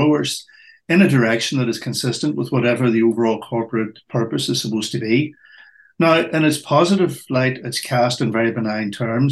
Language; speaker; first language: English; native; English